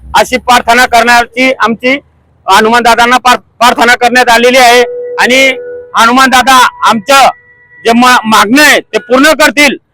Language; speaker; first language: Marathi; native; Marathi